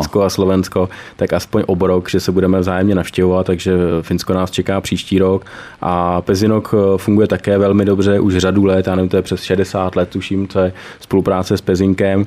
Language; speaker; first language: Czech; native; Czech